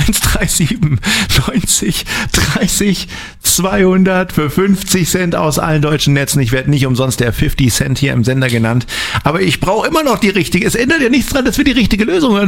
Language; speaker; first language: German; native; German